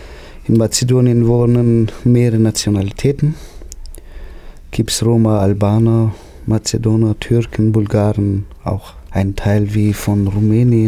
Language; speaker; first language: German; non-native, fluent; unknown